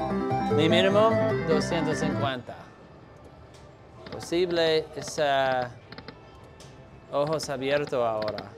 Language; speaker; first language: Spanish; non-native, learner; English